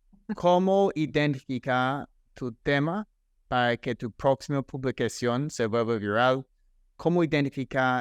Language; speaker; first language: Spanish; non-native, fluent; English